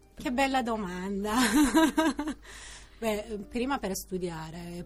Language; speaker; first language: Italian; non-native, fluent; Persian